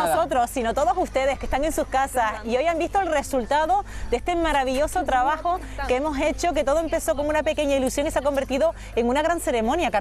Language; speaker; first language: Spanish; native; Spanish